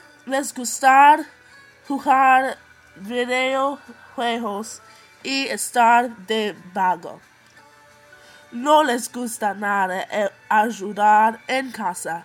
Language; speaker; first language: Spanish; non-native, learner; English